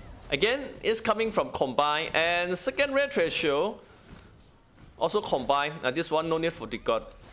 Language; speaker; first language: English; non-native, learner; Thai